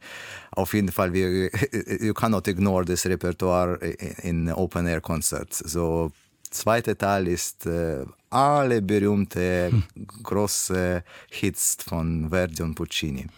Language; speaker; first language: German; non-native, learner; Russian